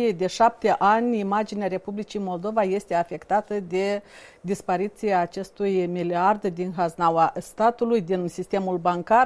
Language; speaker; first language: Romanian; native; Romanian